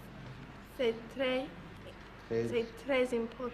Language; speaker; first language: French; non-native, learner; English